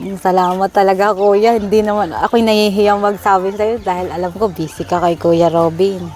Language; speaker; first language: Filipino; native; Filipino